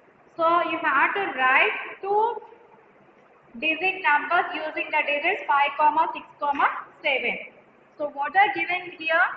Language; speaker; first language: English; non-native, local second language; Telugu